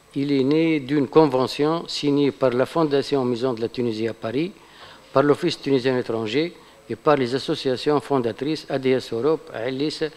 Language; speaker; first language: French; non-native, local second language; Arabic